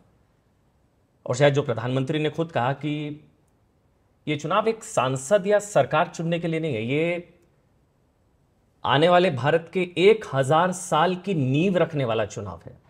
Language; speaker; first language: Hindi; native; Hindi